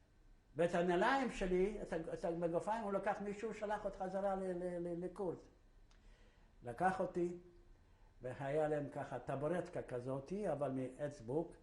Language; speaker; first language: Hebrew; non-native, fluent; Polish